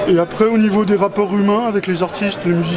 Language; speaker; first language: French; native; French